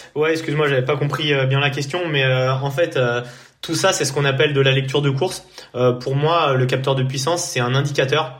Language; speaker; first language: French; native; French